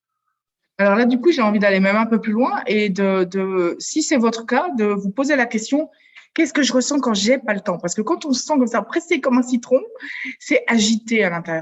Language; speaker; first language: French; native; French